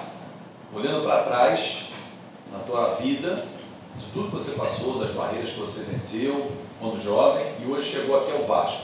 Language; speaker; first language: Portuguese; native; Portuguese